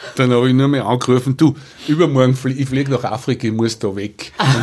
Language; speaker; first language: German; native; German